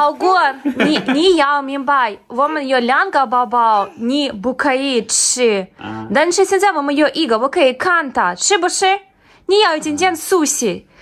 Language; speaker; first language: Chinese; non-native, learner; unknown